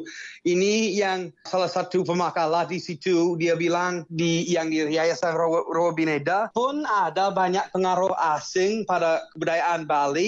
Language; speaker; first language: Indonesian; non-native, fluent; English